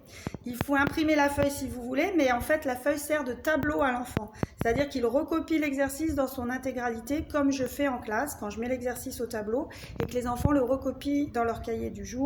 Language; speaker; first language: French; native; French